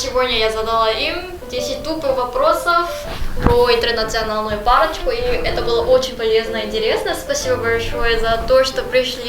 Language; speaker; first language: Russian; non-native, fluent; Korean